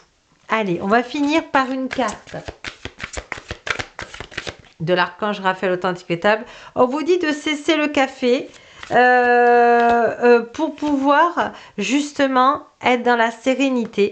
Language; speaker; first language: French; native; French